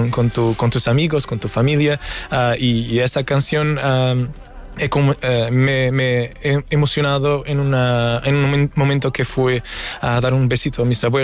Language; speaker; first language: Spanish; non-native, fluent; Portuguese